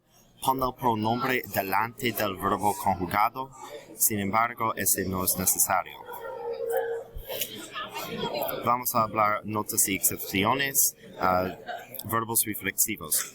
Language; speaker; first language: Spanish; non-native, learner; English